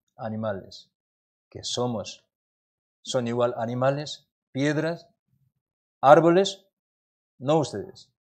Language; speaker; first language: Spanish; non-native, learner; Korean